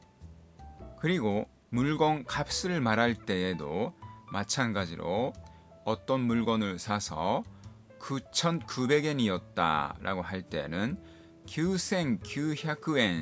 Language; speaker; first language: Korean; non-native, fluent; Japanese